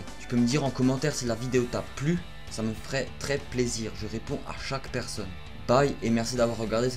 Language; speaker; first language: French; native; French